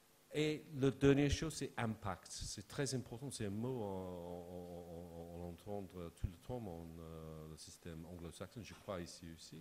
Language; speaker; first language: French; non-native, fluent; English